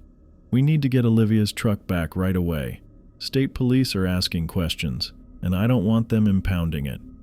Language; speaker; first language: English; native; English